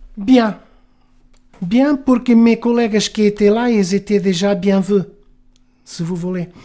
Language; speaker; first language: French; non-native, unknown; Portuguese